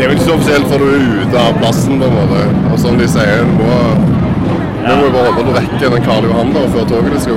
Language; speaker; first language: Norwegian; native; Norwegian